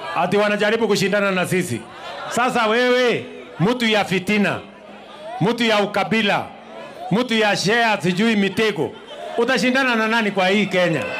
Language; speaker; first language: Swahili; non-native, local second language; Kalenjin